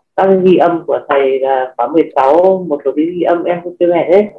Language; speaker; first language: Vietnamese; native; Vietnamese